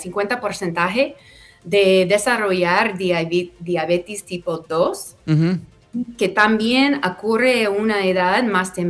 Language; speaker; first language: Spanish; non-native, fluent; English